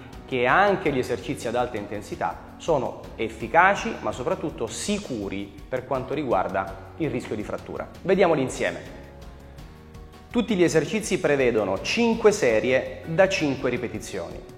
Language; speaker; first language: Italian; native; Italian